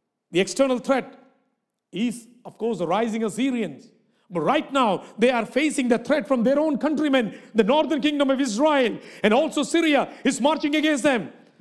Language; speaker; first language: English; non-native, local second language; Malayalam